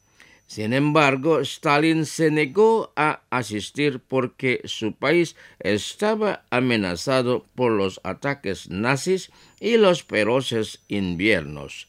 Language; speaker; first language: Spanish; non-native, fluent; Indonesian